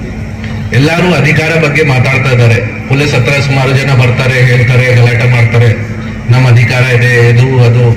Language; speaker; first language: Kannada; non-native, local second language; Hindi